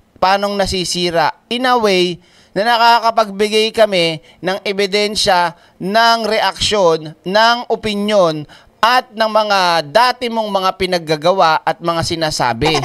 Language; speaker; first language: Filipino; native; Filipino